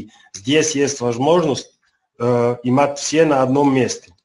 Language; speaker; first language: Russian; non-native, learner; Serbian